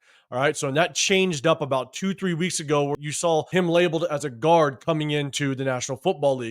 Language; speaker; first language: English; native; English